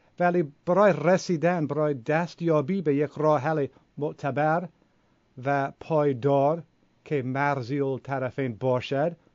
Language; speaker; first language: Persian; non-native, fluent; English